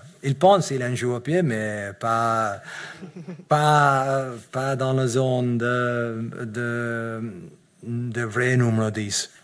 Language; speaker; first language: French; non-native, fluent; English